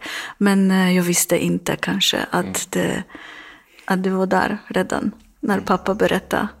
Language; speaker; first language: Swedish; non-native, learner; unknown